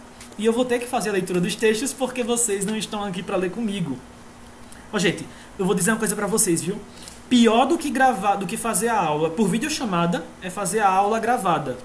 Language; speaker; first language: Portuguese; native; Portuguese